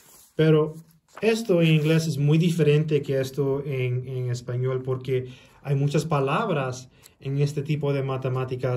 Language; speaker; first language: Spanish; early bilingual, heritage; Spanish